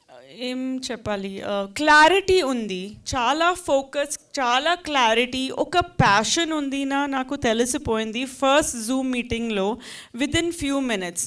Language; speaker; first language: Telugu; non-native, learner; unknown